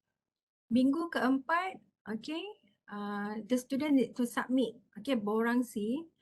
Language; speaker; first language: Malay; native; Malay